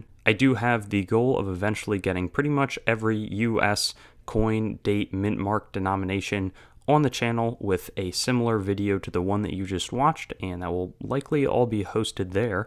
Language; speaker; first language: English; native; English